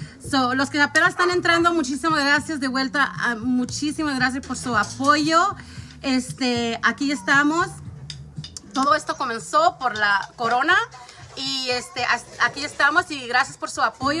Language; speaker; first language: Spanish; early bilingual, heritage; Spanish